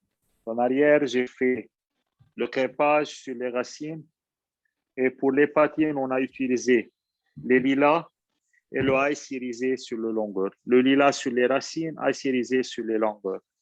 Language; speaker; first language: French; non-native, fluent; Arabic